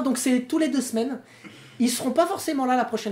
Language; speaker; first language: French; native; French